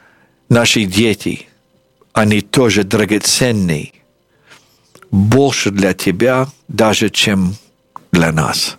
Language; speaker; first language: Russian; non-native, fluent; English